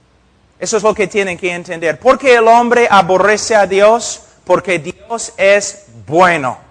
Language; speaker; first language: Spanish; non-native, fluent; English